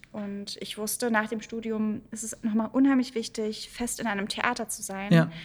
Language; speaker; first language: German; early bilingual, other home language; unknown